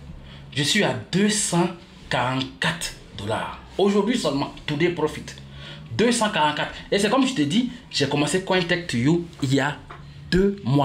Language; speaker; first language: French; native; French